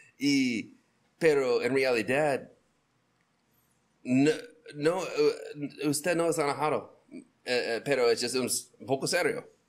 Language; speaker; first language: Spanish; non-native, learner; English